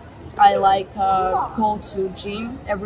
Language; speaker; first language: English; non-native, learner; Russian